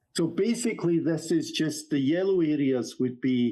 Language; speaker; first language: English; native; English